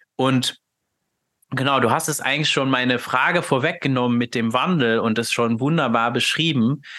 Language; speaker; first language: German; non-native, fluent; Luxembourgish